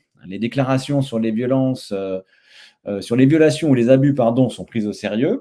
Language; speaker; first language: French; native; French